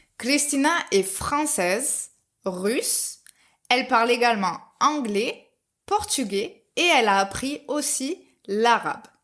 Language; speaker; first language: French; native; French